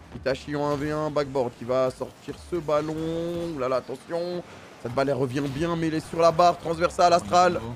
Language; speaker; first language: French; native; French